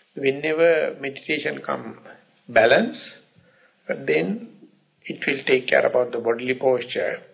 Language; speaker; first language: English; non-native, local second language; Sinhala